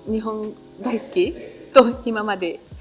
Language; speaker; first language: Japanese; non-native, learner; Portuguese